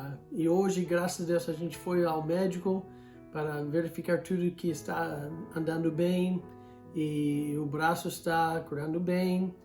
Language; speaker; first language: Portuguese; non-native, fluent; English